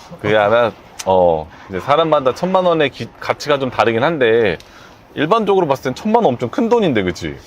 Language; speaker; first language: Korean; native; Korean